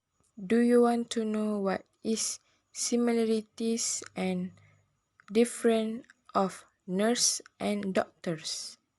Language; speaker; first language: English; non-native, learner; Malay